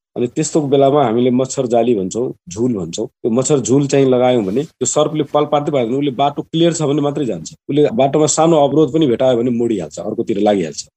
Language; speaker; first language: Nepali; non-native, local second language; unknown